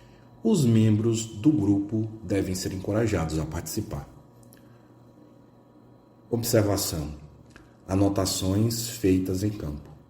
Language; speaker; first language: Portuguese; native; Portuguese